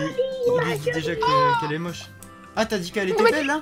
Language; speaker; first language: French; native; French